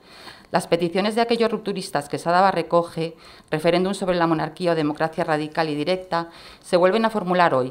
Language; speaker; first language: Spanish; native; Spanish